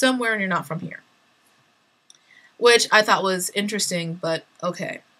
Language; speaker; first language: English; native; English